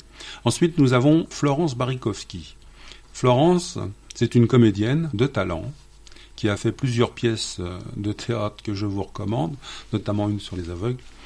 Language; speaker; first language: French; native; French